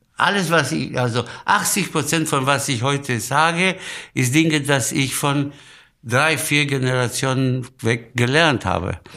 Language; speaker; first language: German; non-native, fluent; Spanish